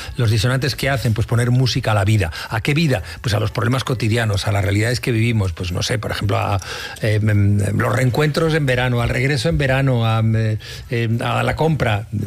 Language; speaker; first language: Spanish; native; Spanish